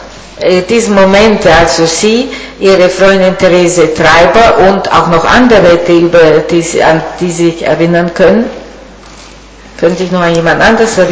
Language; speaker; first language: German; non-native, fluent; Italian